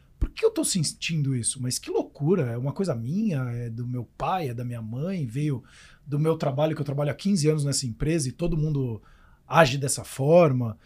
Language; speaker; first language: Portuguese; native; Portuguese